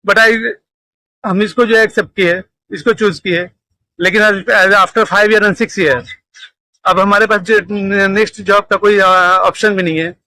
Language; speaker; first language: Hindi; non-native, local second language; Bangla